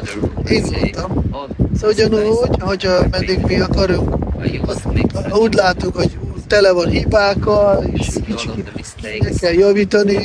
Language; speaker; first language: Hungarian; non-native, fluent; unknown